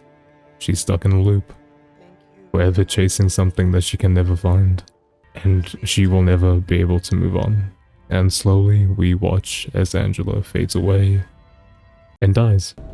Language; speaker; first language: English; native; English